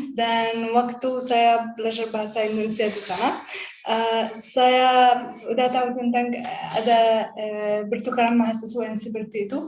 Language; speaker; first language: Indonesian; non-native, learner; Arabic